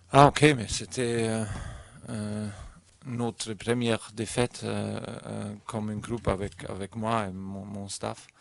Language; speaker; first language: French; non-native, learner; German